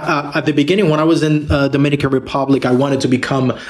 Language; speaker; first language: English; non-native, fluent; Spanish